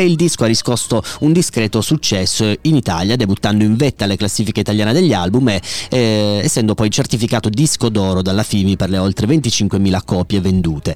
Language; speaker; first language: Italian; native; Italian